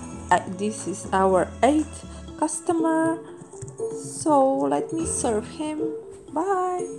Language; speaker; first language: English; non-native, fluent; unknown